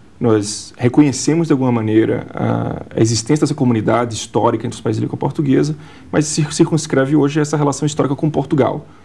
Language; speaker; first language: Portuguese; native; Portuguese